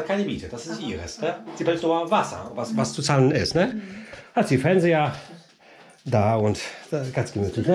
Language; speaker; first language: German; non-native, fluent; Polish